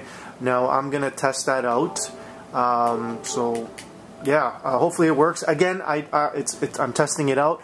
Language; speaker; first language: English; native; English